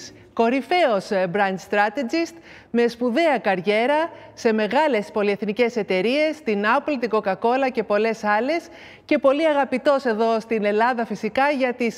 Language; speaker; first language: Greek; native; Greek